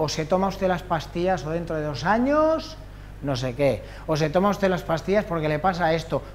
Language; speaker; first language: Spanish; non-native, local second language; Catalan